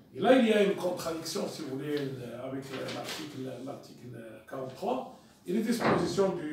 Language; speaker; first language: French; non-native, local second language; Arabic